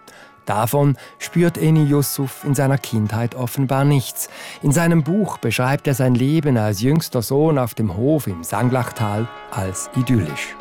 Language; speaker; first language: German; native; German